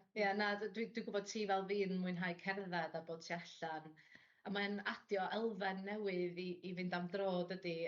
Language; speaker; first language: Welsh; native; Welsh